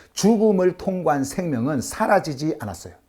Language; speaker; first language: Korean; native; Korean